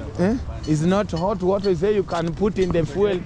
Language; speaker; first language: English; non-native, learner; Swahili